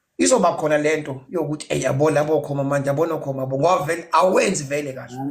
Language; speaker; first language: Zulu; non-native, local second language; Xhosa